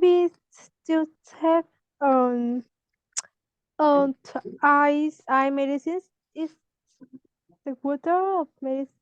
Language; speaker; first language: English; non-native, learner; Vietnamese